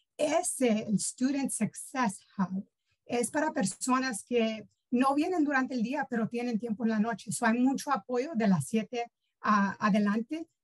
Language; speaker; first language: Spanish; early bilingual, heritage; Spanish